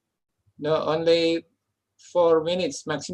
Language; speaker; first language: English; non-native, fluent; Indonesian